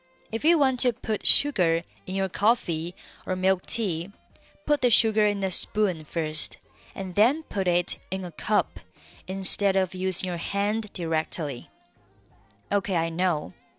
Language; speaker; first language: English; non-native, fluent; Chinese